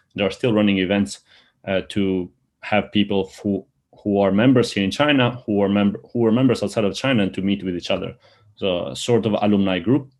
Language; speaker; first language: English; early bilingual, other home language; Albanian